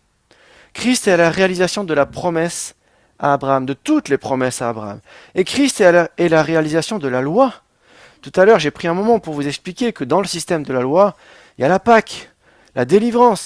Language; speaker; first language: French; native; French